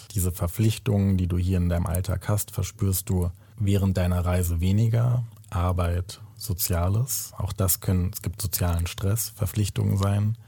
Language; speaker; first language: German; native; German